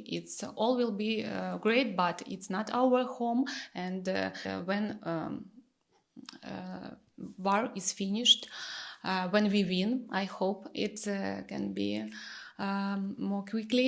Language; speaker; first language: English; non-native, learner; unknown